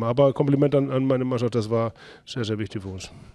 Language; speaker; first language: German; non-native, fluent; Icelandic